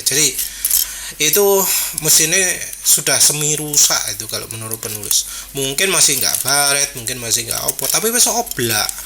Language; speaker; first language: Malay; non-native, local second language; Javanese